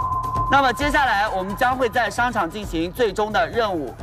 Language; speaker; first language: Chinese; native; Chinese